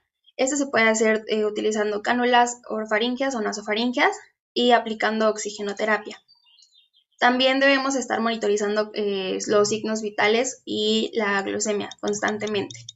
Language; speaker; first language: Spanish; native; Spanish